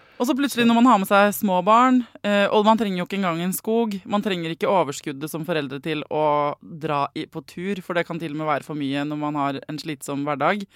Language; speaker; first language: Norwegian; native; Norwegian